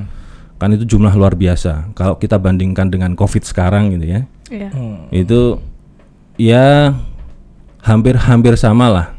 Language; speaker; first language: Indonesian; native; Indonesian